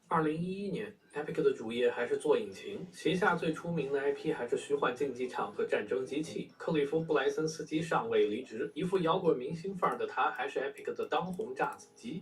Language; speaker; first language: Chinese; native; Chinese